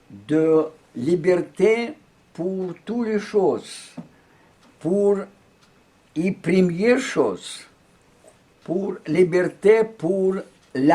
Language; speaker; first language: French; non-native, learner; Russian